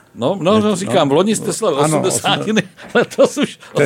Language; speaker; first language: Czech; native; Czech